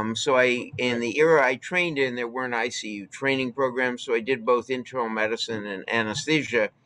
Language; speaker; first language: English; native; English